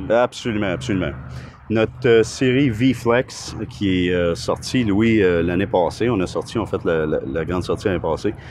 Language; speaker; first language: French; native; French